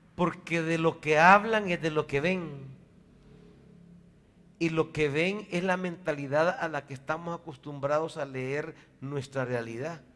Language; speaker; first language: Spanish; native; Spanish